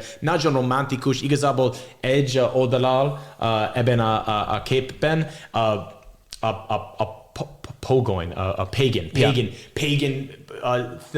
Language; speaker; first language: Hungarian; non-native, learner; English